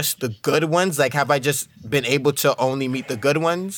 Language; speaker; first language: English; native; English